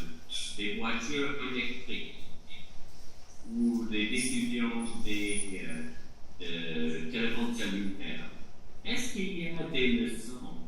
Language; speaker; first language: French; non-native, fluent; English